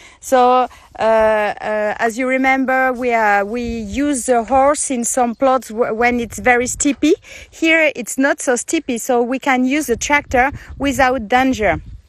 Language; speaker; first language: English; non-native, learner; French